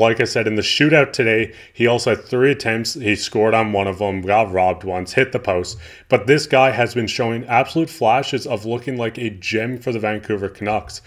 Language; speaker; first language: English; native; English